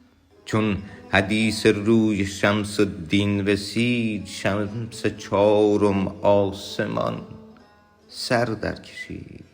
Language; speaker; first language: Persian; native; Persian